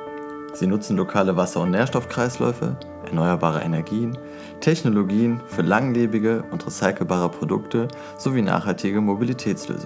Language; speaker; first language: German; native; German